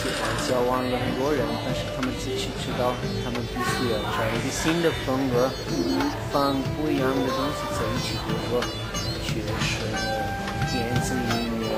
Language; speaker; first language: Chinese; non-native, fluent; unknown